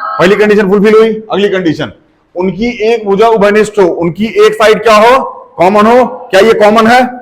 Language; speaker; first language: Hindi; native; Hindi